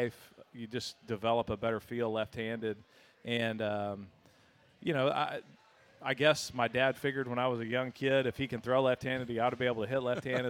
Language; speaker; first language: English; native; English